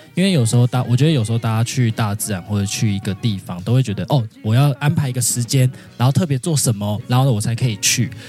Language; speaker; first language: Chinese; native; Chinese